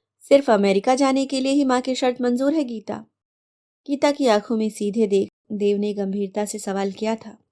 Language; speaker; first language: Hindi; native; Hindi